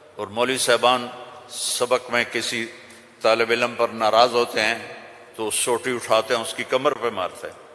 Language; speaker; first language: Urdu; non-native, local second language; Punjabi